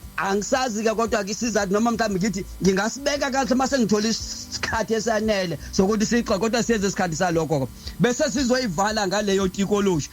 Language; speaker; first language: Zulu; non-native, local second language; Xhosa